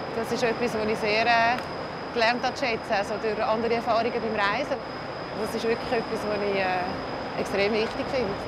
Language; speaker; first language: German; early bilingual, heritage; German